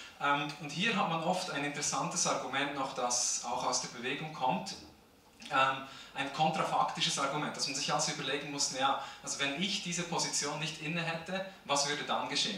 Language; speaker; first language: German; native; German